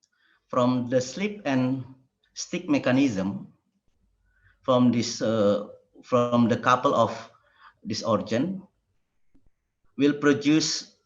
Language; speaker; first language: English; non-native, learner; Indonesian